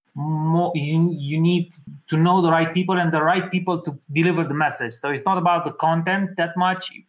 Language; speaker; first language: English; non-native, fluent; Romanian